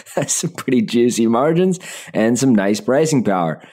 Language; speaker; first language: English; native; English